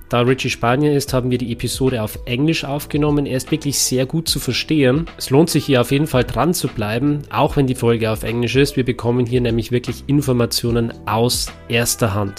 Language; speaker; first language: German; native; German